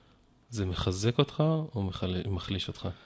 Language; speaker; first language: Hebrew; native; Hebrew